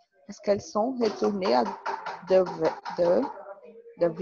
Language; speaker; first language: French; non-native, learner; Portuguese